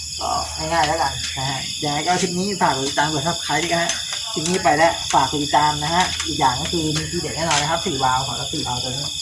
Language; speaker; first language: Thai; native; Thai